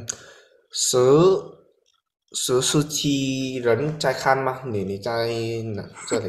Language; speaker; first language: Chinese; non-native, learner; Vietnamese